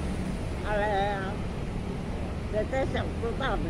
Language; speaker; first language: Chinese; native; Chinese